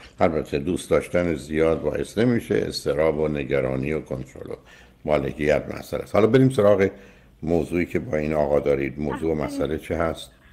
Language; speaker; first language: Persian; native; Persian